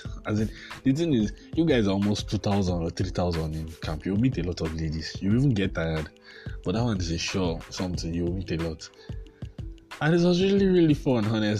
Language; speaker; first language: English; non-native, local second language; Yoruba